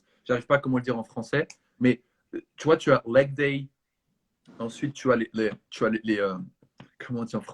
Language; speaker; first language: French; non-native, fluent; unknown